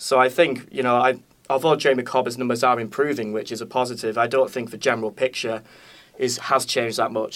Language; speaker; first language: English; native; English